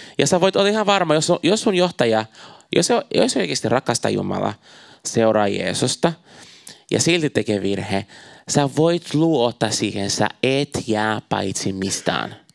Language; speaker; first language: Finnish; non-native, fluent; Portuguese